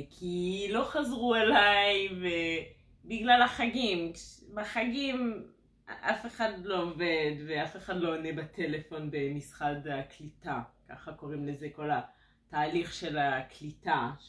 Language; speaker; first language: Hebrew; non-native, fluent; French